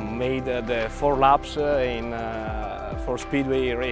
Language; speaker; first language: English; non-native, learner; Italian